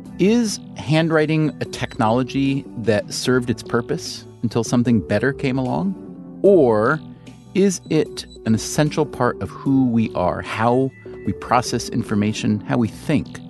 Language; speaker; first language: English; native; English